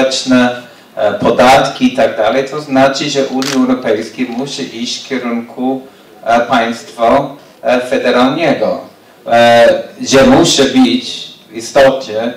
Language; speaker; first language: Polish; non-native, learner; English